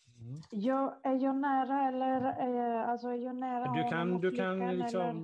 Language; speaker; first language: Swedish; non-native, fluent; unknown